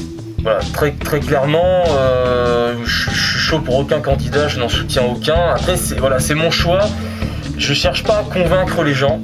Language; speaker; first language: French; native; French